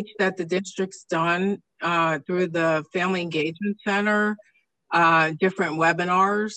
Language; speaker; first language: English; native; English